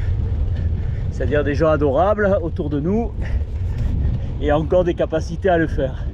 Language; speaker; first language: French; native; French